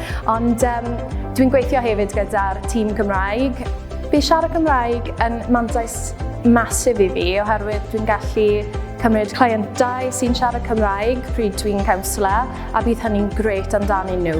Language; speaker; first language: Welsh; non-native, local second language; English